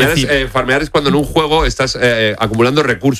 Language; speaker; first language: Spanish; native; Spanish